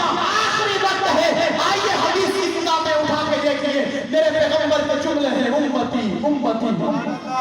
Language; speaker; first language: Urdu; native; Urdu